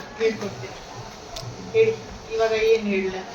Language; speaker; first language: Kannada; non-native, fluent; Hindi